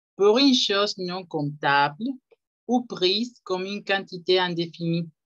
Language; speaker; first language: French; non-native, fluent; Spanish